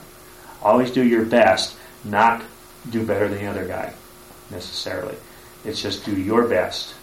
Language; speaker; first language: English; native; English